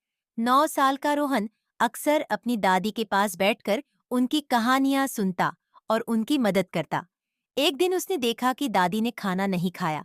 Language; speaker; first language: Hindi; native; Hindi